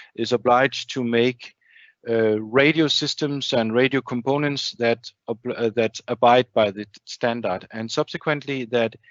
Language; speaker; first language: English; non-native, fluent; Danish